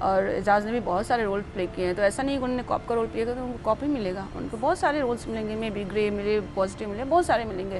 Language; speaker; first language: Hindi; native; Hindi